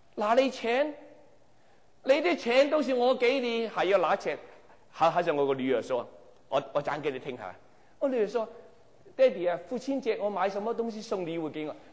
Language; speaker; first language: Chinese; non-native, local second language; Cantonese